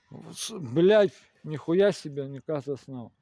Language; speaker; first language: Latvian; non-native, local second language; Russian